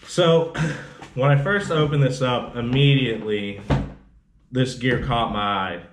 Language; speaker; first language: English; native; English